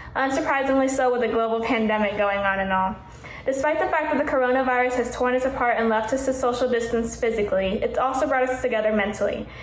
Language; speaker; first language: English; early bilingual, other home language; Vietnamese